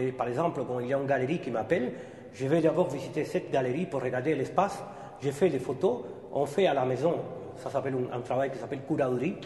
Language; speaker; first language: French; non-native, fluent; Spanish